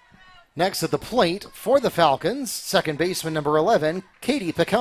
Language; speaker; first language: English; native; English